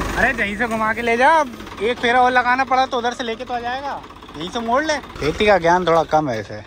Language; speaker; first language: Hindi; native; Hindi